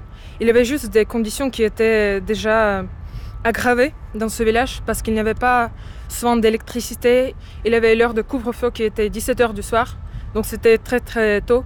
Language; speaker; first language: French; non-native, fluent; Ukrainian